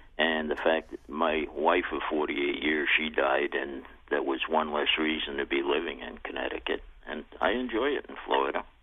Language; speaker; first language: English; native; English